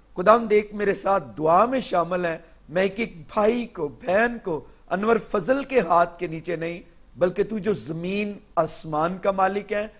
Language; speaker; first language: Urdu; non-native, local second language; Punjabi